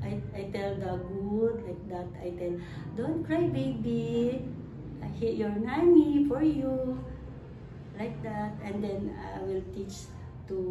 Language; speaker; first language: English; non-native, learner; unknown